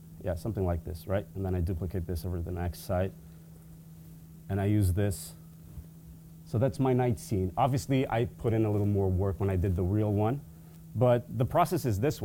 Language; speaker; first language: English; non-native, fluent; Portuguese